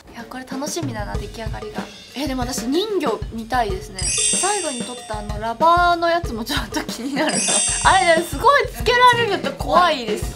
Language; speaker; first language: Japanese; native; Japanese